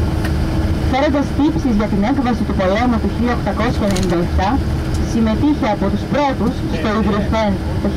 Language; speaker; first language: Greek; native; Greek